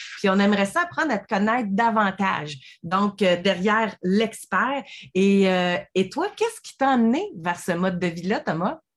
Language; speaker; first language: French; native; French